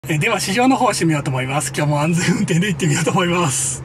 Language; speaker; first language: Japanese; native; Japanese